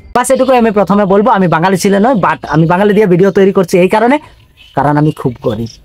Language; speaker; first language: Bangla; non-native, local second language; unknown